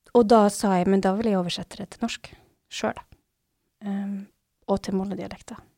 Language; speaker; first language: Norwegian; native; Norwegian